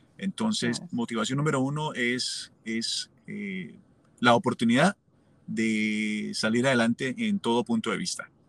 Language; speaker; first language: Spanish; native; Spanish